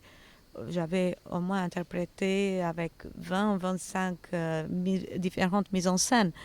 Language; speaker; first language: French; non-native, fluent; Albanian